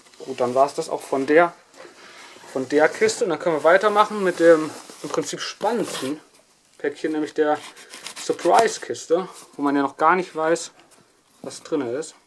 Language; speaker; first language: German; native; German